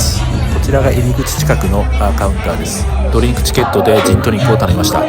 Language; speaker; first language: Japanese; native; Japanese